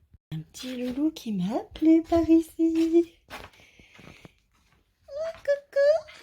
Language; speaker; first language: French; native; French